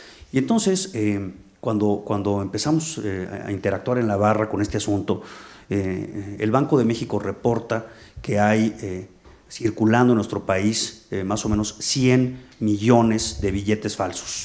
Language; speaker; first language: Spanish; native; Spanish